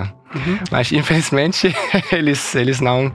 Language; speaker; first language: Portuguese; early bilingual, heritage; German